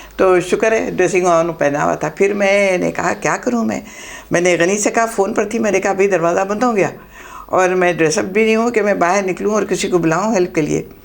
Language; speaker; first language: Urdu; native; Urdu